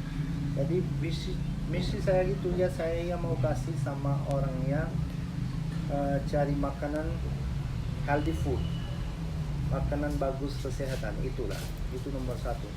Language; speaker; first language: Indonesian; non-native, learner; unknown